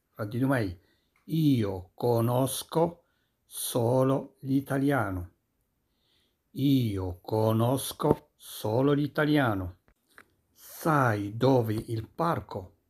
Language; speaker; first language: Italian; non-native, fluent; Arabic